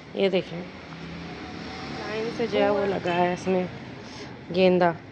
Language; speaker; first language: Urdu; native; Urdu